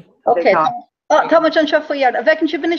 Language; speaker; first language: Irish; non-native, learner; English